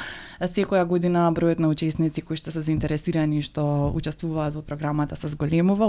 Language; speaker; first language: Macedonian; native; Macedonian